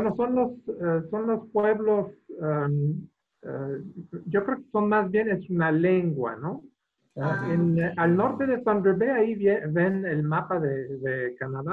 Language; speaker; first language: Spanish; non-native, fluent; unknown